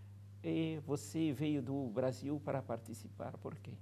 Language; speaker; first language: Portuguese; non-native, fluent; Arabic